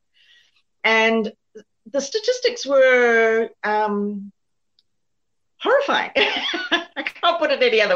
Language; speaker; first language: English; native; English